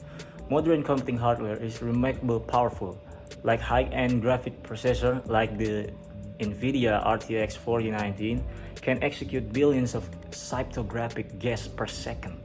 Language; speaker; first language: English; non-native, learner; Indonesian